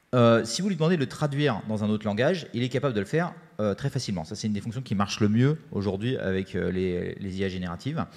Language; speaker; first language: French; native; French